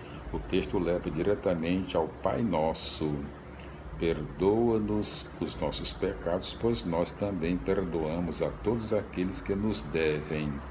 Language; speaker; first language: Portuguese; native; Portuguese